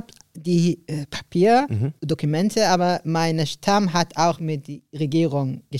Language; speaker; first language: German; non-native, learner; Arabic